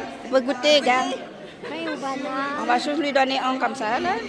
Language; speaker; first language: French; non-native, fluent; Lao